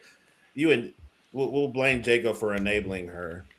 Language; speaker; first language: English; native; English